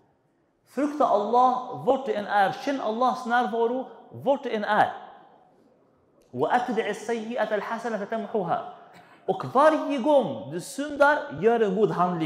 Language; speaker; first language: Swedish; non-native, fluent; Arabic